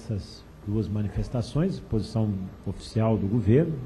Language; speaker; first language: Portuguese; native; Portuguese